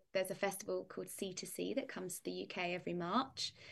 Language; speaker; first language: English; native; English